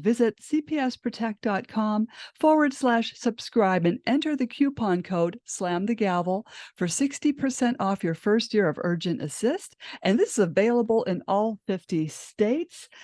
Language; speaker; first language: English; native; English